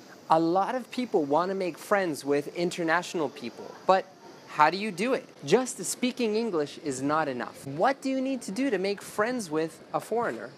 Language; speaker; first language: English; native; English